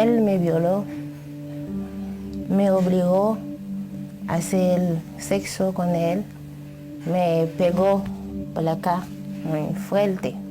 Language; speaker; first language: Spanish; non-native, learner; Haitian Creole